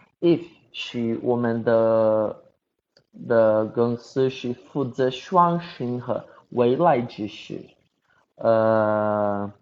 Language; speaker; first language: Chinese; non-native, learner; Portuguese